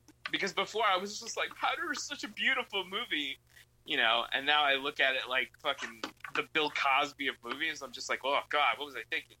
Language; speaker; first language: English; early bilingual, other home language; Spanish